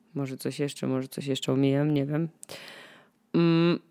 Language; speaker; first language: Polish; non-native, fluent; Russian